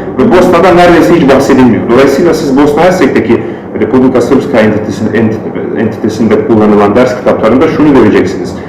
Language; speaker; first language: Turkish; non-native, fluent; Bosnian